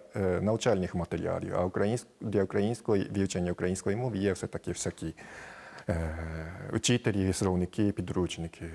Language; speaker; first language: Ukrainian; non-native, fluent; Japanese